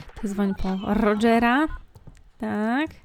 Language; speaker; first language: Polish; native; Polish